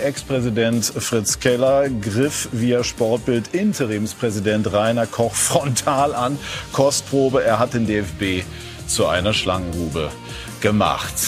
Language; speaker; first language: German; native; German